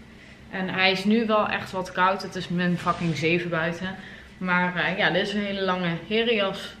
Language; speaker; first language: Dutch; native; Dutch